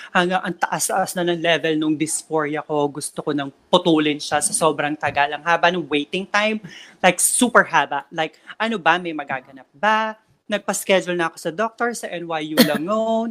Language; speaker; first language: Filipino; native; Filipino